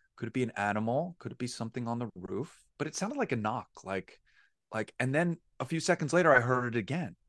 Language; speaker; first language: English; native; English